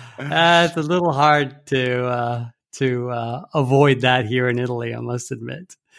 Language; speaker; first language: English; early bilingual, heritage; English